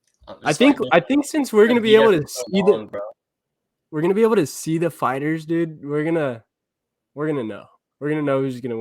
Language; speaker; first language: English; native; English